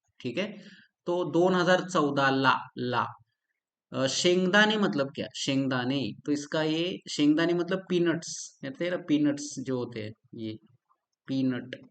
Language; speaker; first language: Hindi; non-native, local second language; Marathi